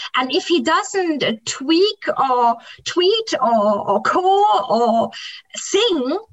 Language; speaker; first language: English; non-native, local second language; German